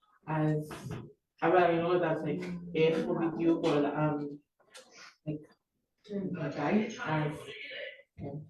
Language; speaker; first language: Hebrew; non-native, learner; English